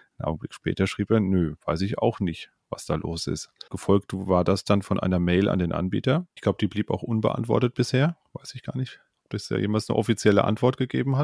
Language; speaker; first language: German; native; German